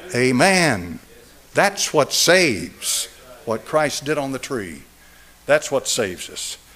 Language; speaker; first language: English; native; English